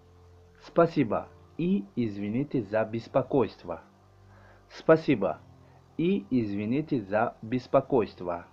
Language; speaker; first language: Russian; non-native, learner; Tajik